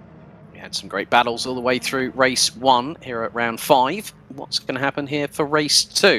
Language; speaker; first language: English; native; English